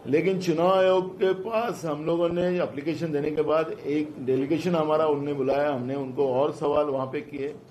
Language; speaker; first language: Hindi; non-native, local second language; Marathi